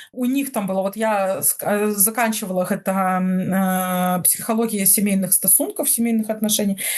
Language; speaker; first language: Russian; non-native, local second language; Belarusian